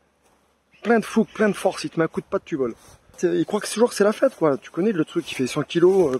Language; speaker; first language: French; native; French